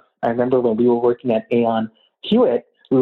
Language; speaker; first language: English; native; English